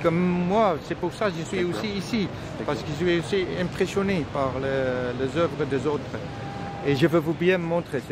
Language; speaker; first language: French; non-native, learner; Dutch